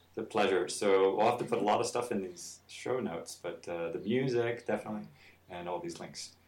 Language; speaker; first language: English; native; English